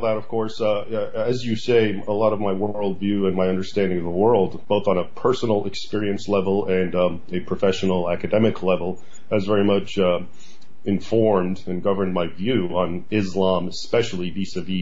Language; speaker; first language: English; native; English